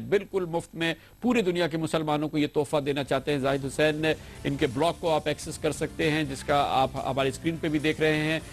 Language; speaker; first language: Urdu; native; Urdu